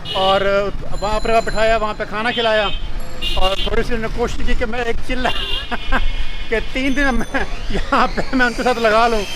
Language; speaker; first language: Urdu; non-native, local second language; Punjabi